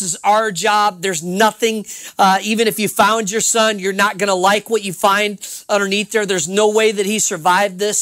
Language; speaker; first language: English; native; English